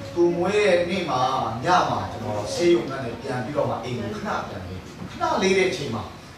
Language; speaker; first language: Burmese; non-native, local second language; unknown